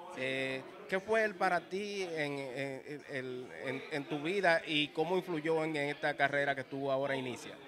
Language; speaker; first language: Spanish; native; Spanish